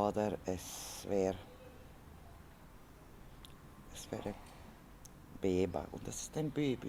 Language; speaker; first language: German; non-native, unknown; Serbian